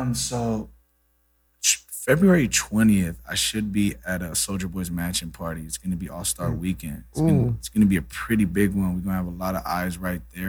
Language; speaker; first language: English; early bilingual, other home language; Portuguese